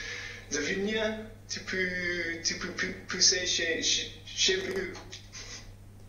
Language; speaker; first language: French; non-native, fluent; English